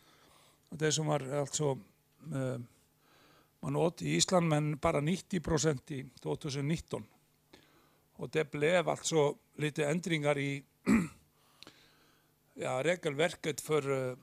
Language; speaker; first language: Swedish; non-native, fluent; Icelandic